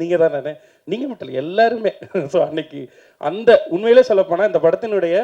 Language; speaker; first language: Tamil; native; Tamil